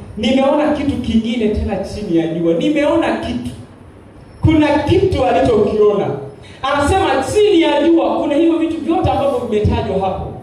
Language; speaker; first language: Swahili; native; Swahili